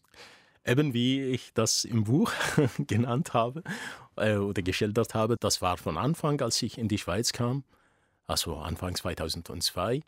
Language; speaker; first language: German; non-native, fluent; Arabic